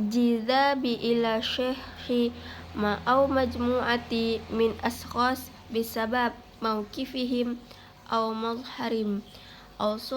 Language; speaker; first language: Arabic; non-native, learner; Indonesian